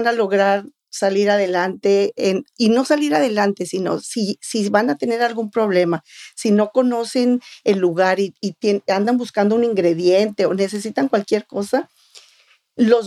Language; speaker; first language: Spanish; native; Spanish